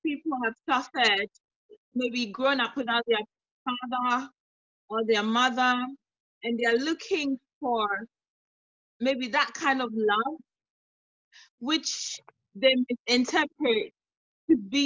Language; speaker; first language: English; non-native, local second language; Akan